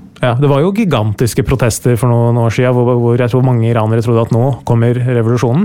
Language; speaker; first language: Norwegian; early bilingual, other home language; Persian